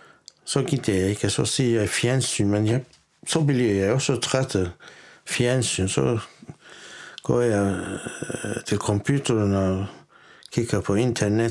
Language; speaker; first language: Danish; non-native, fluent; Turkish